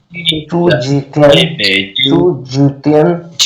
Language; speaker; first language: Chinese; non-native, learner; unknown